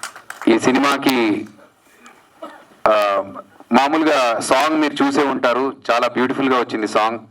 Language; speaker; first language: Telugu; native; Telugu